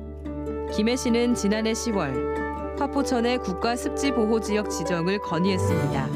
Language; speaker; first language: Korean; native; Korean